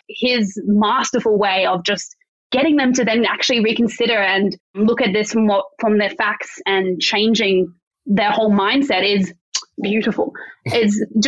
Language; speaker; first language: English; native; English